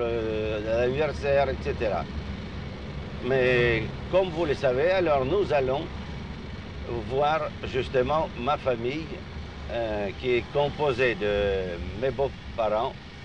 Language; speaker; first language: French; non-native, fluent; Russian